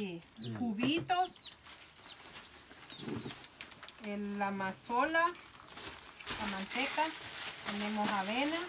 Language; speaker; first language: Spanish; native; Spanish